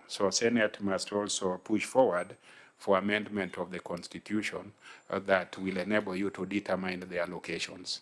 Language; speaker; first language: English; non-native, local second language; Luo (Kenya and Tanzania)